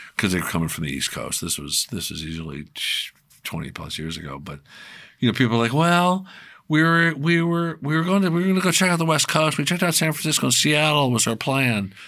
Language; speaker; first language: English; native; English